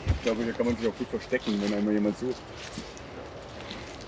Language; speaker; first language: German; native; German